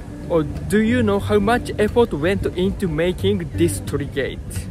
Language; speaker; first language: English; non-native, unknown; Japanese